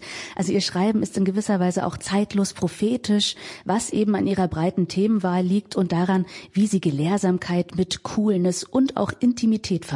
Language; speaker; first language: German; native; German